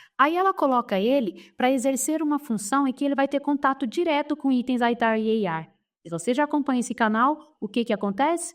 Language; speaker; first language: Portuguese; native; Portuguese